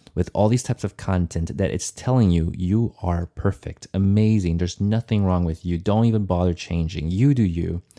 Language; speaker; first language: English; non-native, fluent; Portuguese